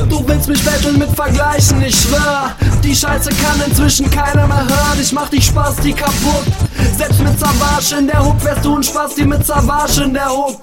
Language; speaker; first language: German; native; German